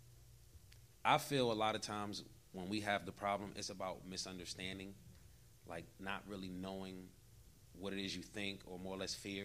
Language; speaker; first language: English; native; English